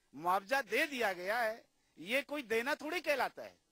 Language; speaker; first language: Hindi; native; Hindi